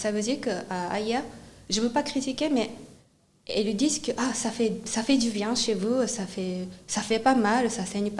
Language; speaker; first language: French; non-native, fluent; Japanese